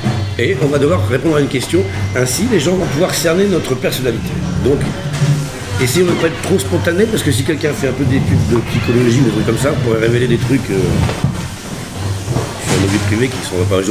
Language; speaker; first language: French; native; French